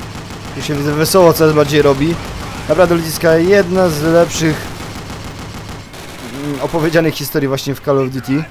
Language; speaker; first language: Polish; native; Polish